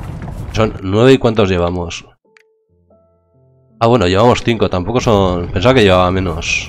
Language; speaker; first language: Spanish; native; Spanish